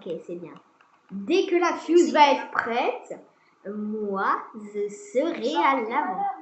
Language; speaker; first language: French; native; French